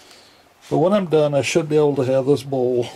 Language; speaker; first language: English; native; English